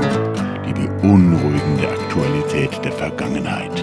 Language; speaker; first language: German; native; German